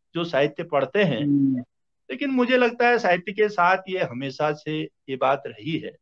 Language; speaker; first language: Hindi; native; Hindi